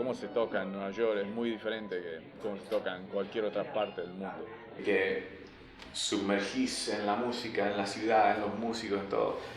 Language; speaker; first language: Spanish; early bilingual, other home language; English